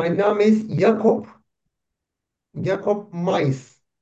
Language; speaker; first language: German; non-native, learner; Turkish